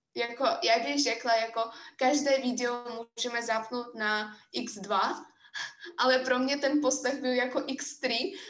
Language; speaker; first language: Czech; non-native, fluent; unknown